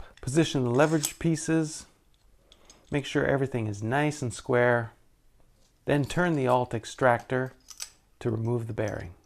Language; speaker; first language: English; native; English